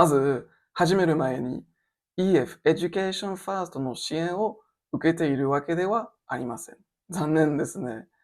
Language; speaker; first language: Japanese; non-native, learner; French